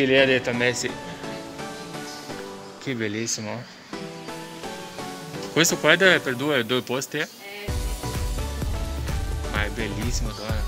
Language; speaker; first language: Italian; non-native, learner; Portuguese